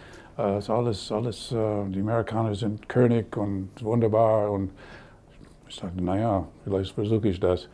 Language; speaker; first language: German; non-native, fluent; English